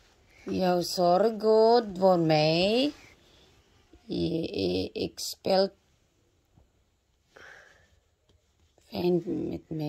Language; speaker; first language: Dutch; non-native, learner; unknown